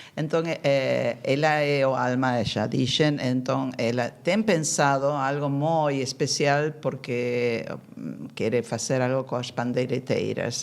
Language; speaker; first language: Galician; non-native, fluent; Spanish